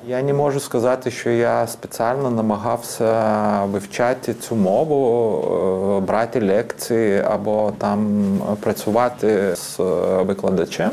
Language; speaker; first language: Ukrainian; non-native, fluent; Lithuanian